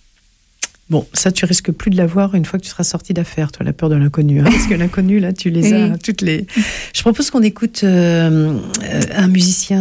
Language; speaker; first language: French; native; French